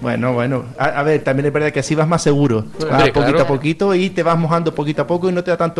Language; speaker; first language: Spanish; native; Spanish